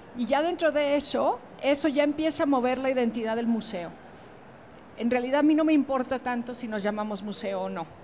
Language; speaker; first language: Spanish; native; Spanish